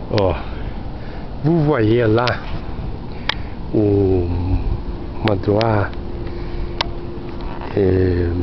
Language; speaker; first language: French; non-native, learner; Portuguese